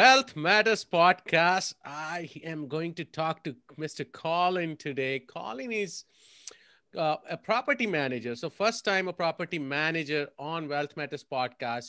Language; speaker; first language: English; non-native, local second language; Gujarati